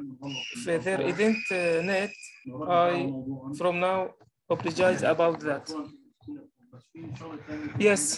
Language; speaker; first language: English; non-native, learner; Arabic